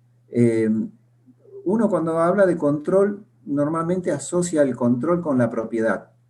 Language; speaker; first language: Spanish; native; Spanish